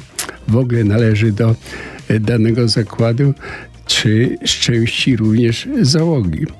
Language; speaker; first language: Polish; native; Polish